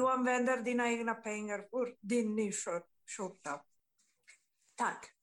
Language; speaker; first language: Swedish; non-native, fluent; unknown